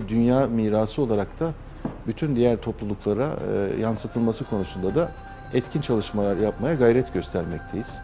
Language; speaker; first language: Turkish; native; Turkish